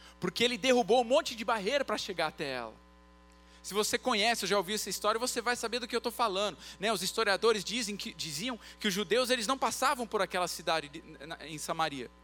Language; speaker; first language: Portuguese; early bilingual, other home language; English